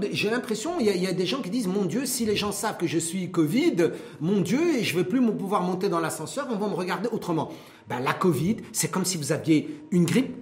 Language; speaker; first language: French; non-native, local second language; Arabic